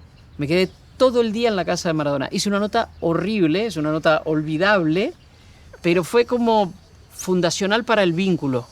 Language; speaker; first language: Spanish; native; Spanish